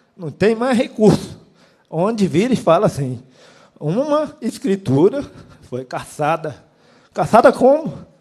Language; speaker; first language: Portuguese; native; Portuguese